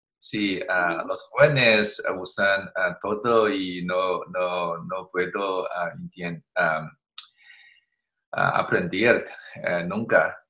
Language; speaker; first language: Spanish; non-native, learner; Chinese